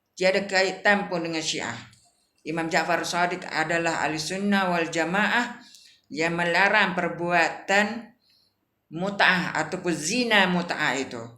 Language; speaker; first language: Malay; native; Malay